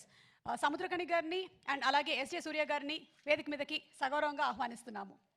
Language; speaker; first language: Telugu; native; Telugu